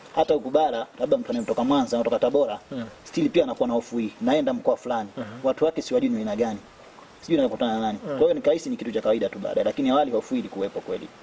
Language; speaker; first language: Swahili; native; Swahili